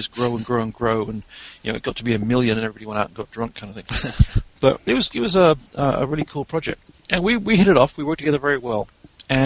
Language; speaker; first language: English; native; English